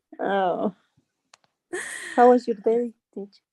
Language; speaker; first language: English; non-native, learner; Spanish